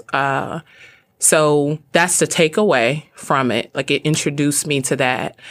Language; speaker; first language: English; native; English